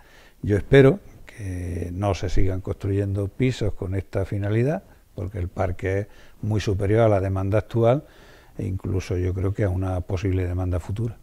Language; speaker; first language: Spanish; native; Spanish